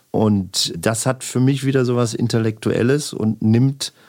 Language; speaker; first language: German; native; German